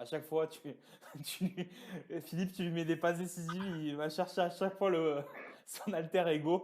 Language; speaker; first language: French; native; French